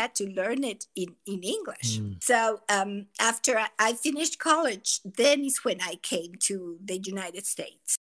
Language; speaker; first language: English; non-native, fluent; Spanish